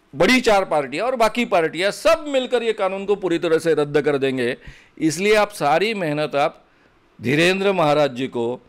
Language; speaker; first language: Hindi; non-native, local second language; Marathi